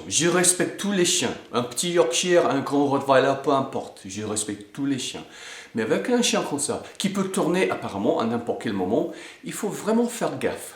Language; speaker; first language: French; non-native, fluent; English